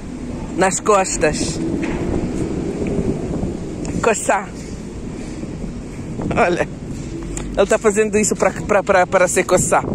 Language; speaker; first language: Portuguese; non-native, fluent; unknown